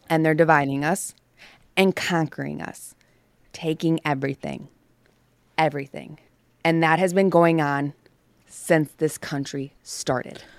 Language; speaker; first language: English; native; English